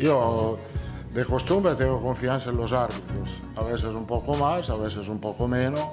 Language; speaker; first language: Spanish; non-native, fluent; Italian